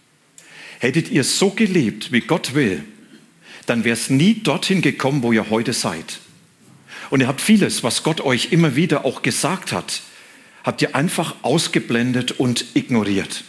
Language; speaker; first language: German; native; German